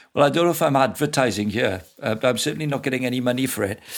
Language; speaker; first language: English; native; English